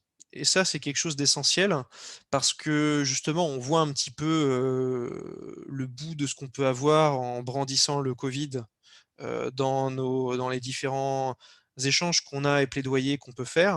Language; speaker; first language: French; native; French